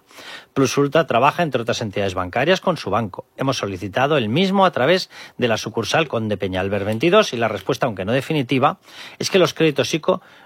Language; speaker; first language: Spanish; native; Spanish